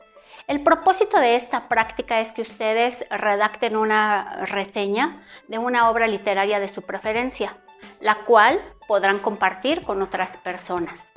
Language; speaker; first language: Spanish; native; Spanish